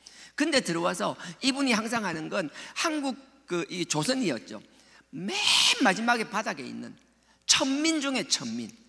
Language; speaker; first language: Korean; native; Korean